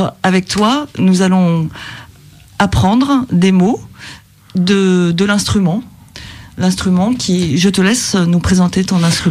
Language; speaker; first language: French; native; French